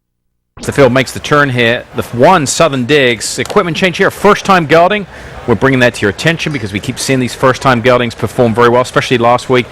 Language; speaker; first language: English; native; English